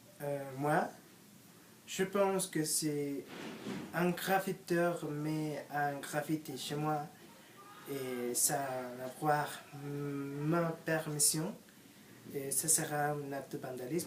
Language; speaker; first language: French; non-native, learner; Spanish